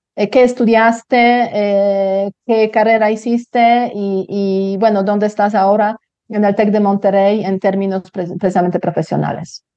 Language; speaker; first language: Spanish; non-native, fluent; Polish